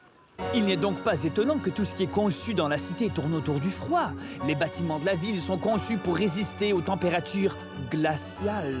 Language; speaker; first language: French; native; French